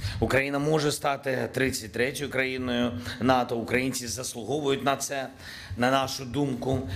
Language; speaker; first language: Ukrainian; non-native, local second language; Russian